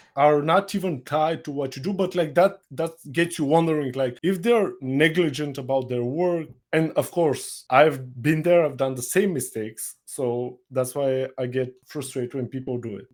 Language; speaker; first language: English; non-native, fluent; Bulgarian